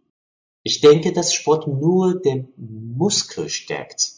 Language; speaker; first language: German; non-native, fluent; Chinese